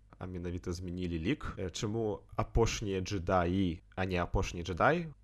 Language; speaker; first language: Belarusian; non-native, local second language; Russian